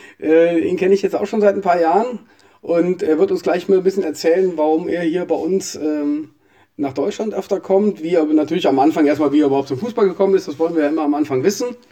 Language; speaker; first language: German; native; German